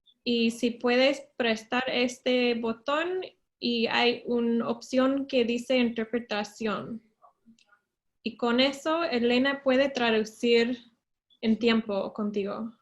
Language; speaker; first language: Spanish; non-native, learner; English